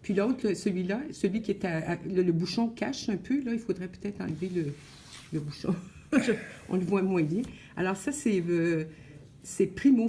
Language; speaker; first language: French; native; French